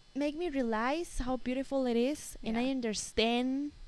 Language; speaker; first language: English; non-native, learner; Spanish